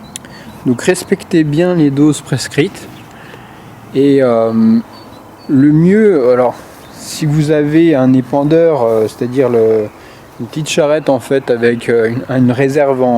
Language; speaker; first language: French; native; French